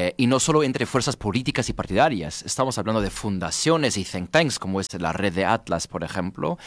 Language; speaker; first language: Spanish; non-native, fluent; English